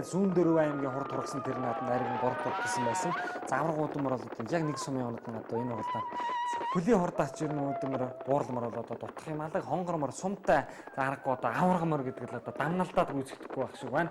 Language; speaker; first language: Mongolian; native; Mongolian